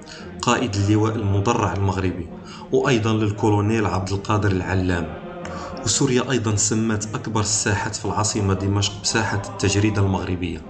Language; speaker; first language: Arabic; native; Arabic